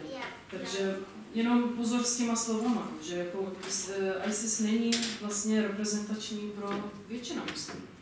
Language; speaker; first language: Czech; non-native, fluent; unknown